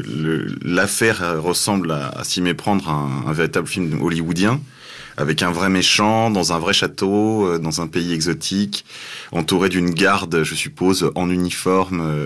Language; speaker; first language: French; native; French